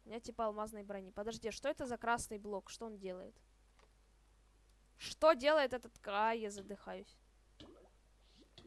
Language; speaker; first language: Russian; native; Russian